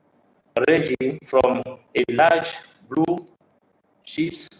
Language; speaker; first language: English; non-native, learner; French